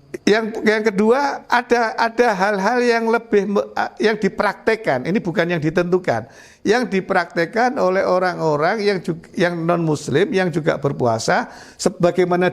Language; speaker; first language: Indonesian; native; Indonesian